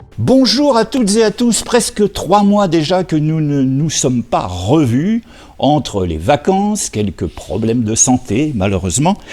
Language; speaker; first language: French; native; French